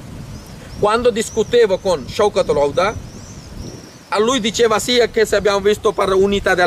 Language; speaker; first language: Italian; non-native, fluent; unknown